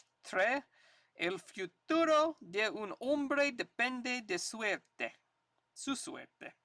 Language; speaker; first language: Spanish; non-native, learner; English